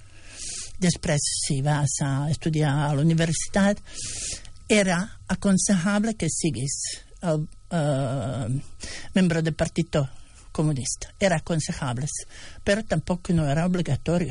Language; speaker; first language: Catalan; non-native, fluent; Bosnian